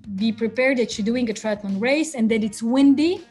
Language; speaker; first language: English; non-native, fluent; Croatian